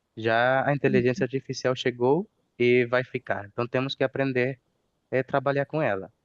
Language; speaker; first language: Portuguese; non-native, fluent; Spanish